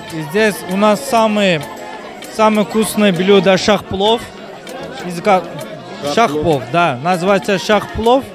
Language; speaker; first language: Russian; non-native, fluent; Turkmen